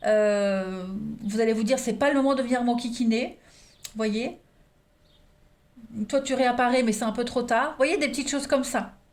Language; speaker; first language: French; native; French